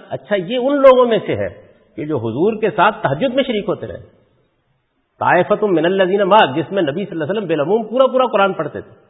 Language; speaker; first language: Urdu; non-native, local second language; Punjabi